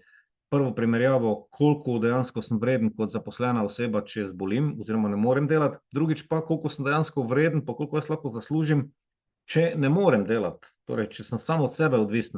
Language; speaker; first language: Slovenian; native; Slovenian